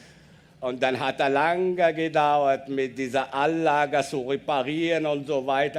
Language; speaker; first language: German; non-native, learner; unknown